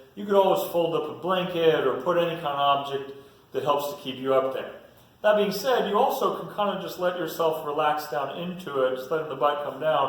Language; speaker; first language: English; native; English